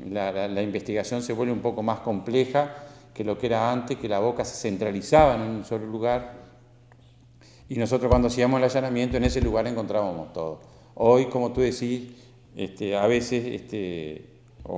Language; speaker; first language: Spanish; native; Spanish